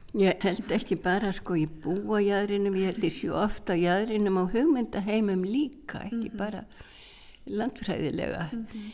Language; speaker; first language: Icelandic; native; Icelandic